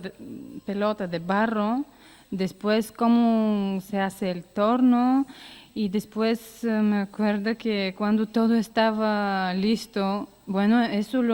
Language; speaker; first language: Spanish; non-native, learner; Bulgarian